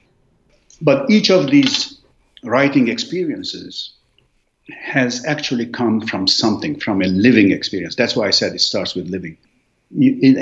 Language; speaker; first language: English; non-native, fluent; Arabic